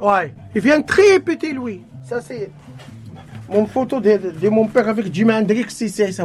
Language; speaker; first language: French; non-native, learner; Arabic